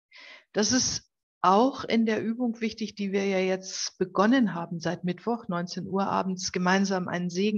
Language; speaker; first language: German; native; German